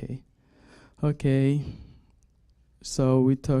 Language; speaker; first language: English; non-native, learner; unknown